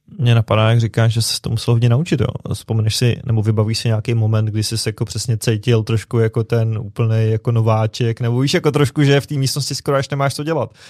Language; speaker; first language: Czech; native; Czech